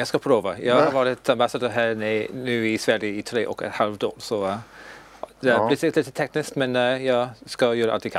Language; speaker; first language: Swedish; non-native, learner; English